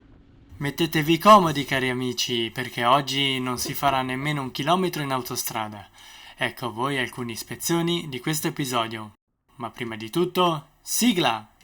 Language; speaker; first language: Italian; native; Italian